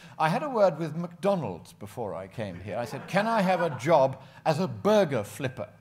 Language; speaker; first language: English; native; English